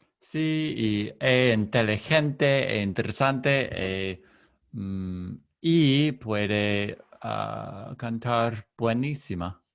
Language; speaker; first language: Spanish; non-native, learner; English